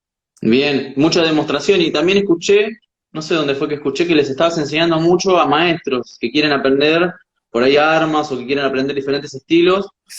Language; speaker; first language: Spanish; native; Spanish